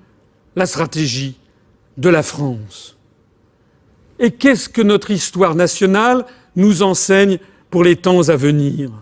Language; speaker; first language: French; native; French